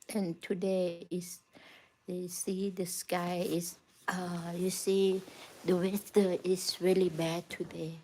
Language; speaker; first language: English; non-native, learner; Thai